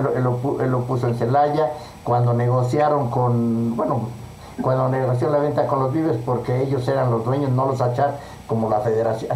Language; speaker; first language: Spanish; native; Spanish